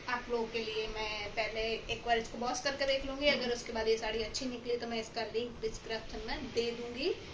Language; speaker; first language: Hindi; non-native, local second language; Gujarati